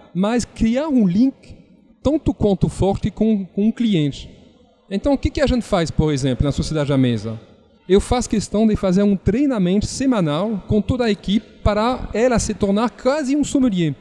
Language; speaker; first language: Portuguese; non-native, fluent; French